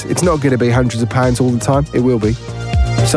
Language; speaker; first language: English; native; English